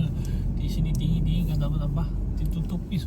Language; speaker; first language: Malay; non-native, fluent; Chinese